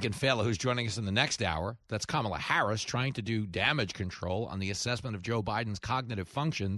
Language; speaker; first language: English; native; English